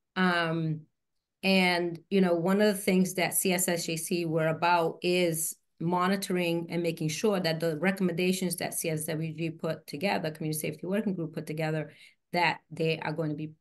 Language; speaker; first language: English; native; English